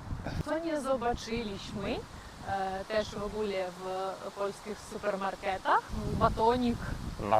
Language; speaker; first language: Polish; non-native, learner; Ukrainian